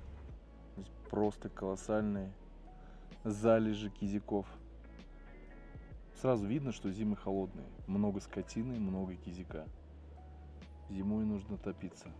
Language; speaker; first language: Russian; native; Russian